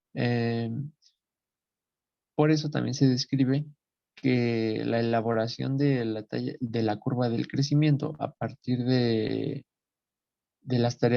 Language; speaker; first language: Spanish; native; Spanish